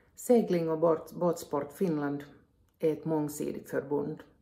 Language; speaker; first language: Swedish; non-native, local second language; Finnish